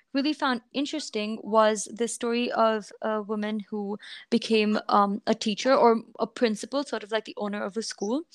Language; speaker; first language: English; non-native, local second language; Hindi